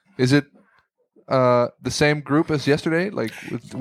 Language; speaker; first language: English; non-native, fluent; Dutch